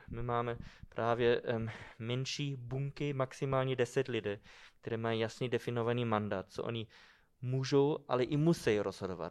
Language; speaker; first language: Czech; non-native, fluent; German